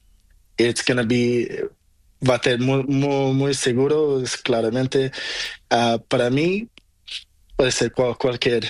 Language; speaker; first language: Spanish; non-native, learner; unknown